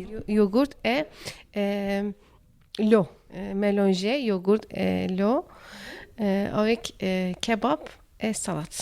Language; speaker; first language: French; non-native, learner; Turkish